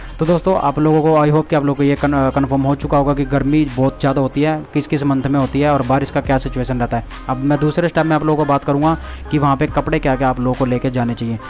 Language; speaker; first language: Hindi; native; Hindi